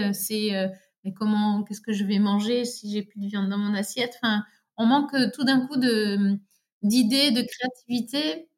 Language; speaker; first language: French; native; French